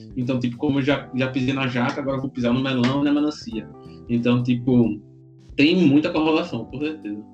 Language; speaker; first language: Portuguese; native; Portuguese